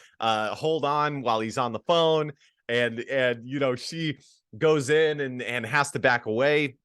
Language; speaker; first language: English; native; English